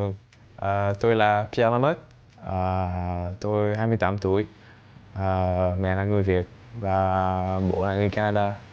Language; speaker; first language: Vietnamese; early bilingual, heritage; English